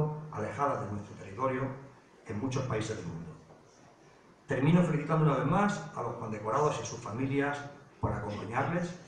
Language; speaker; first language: Spanish; native; Spanish